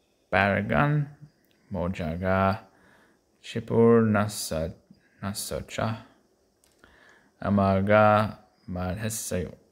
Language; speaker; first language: Korean; non-native, learner; English